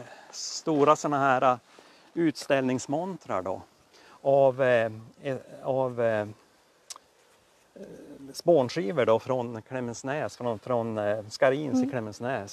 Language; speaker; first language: Swedish; native; Swedish